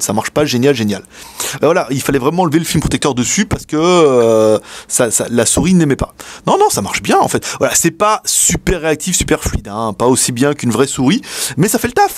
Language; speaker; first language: French; native; French